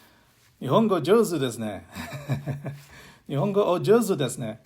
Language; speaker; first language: Japanese; non-native, learner; English